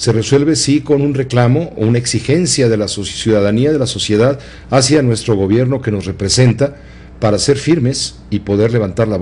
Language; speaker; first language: Spanish; native; Spanish